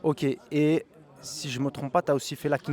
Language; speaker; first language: French; native; French